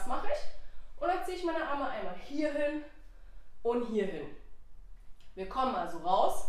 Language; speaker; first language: German; native; German